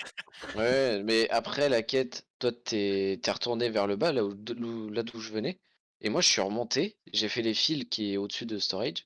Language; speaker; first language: French; native; French